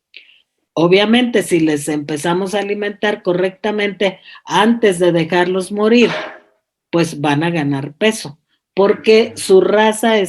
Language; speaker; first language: Spanish; native; Spanish